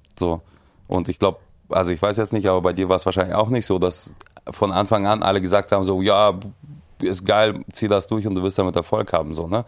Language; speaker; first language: German; early bilingual, other home language; Russian